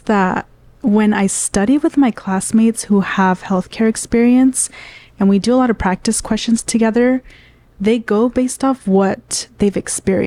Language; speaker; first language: English; early bilingual, other home language; Spanish